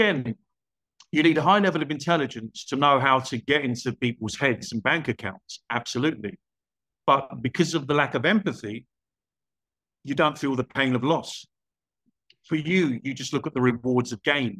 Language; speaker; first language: English; native; English